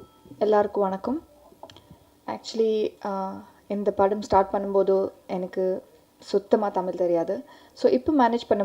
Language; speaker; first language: Tamil; non-native, learner; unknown